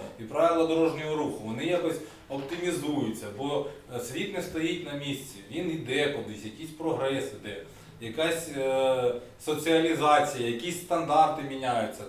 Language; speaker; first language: Ukrainian; non-native, local second language; Russian